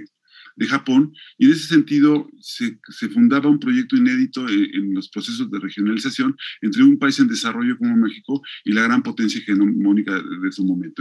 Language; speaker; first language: Spanish; native; Spanish